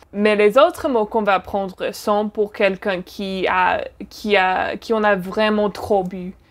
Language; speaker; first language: French; non-native, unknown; English